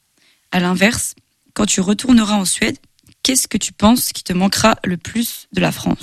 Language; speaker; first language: French; native; French